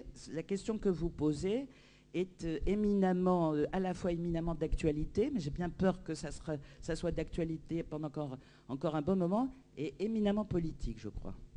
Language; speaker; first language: French; native; French